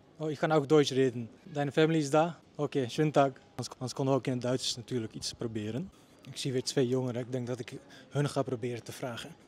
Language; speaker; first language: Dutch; early bilingual, other home language; Bosnian